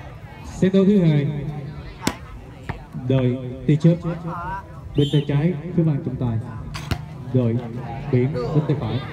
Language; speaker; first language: Vietnamese; native; Vietnamese